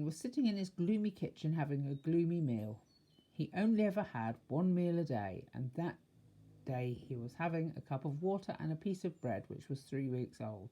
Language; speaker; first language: English; native; English